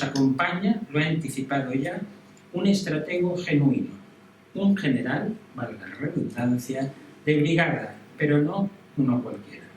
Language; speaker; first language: Spanish; native; Spanish